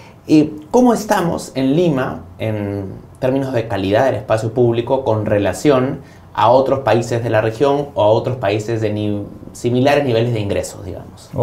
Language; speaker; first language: Spanish; native; Spanish